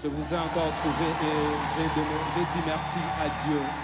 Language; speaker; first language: French; non-native, local second language; Lingala